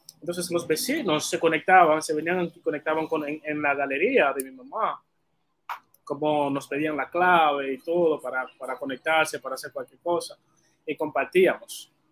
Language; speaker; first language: Spanish; non-native, fluent; Haitian Creole